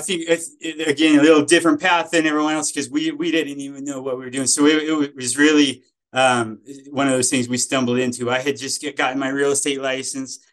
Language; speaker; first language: English; native; English